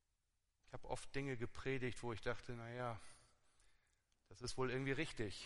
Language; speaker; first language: German; native; German